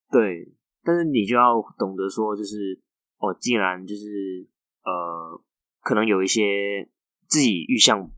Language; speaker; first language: Chinese; non-native, fluent; Cantonese